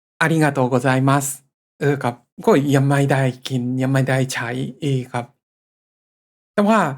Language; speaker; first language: Thai; non-native, fluent; Japanese